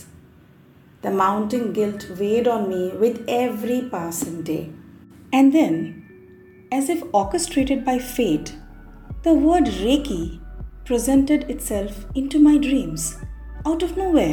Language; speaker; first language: English; non-native, local second language; Bangla